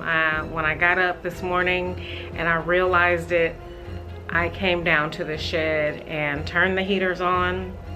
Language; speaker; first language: English; native; English